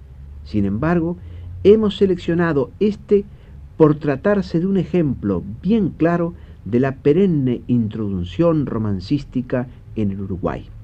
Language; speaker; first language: Spanish; native; Spanish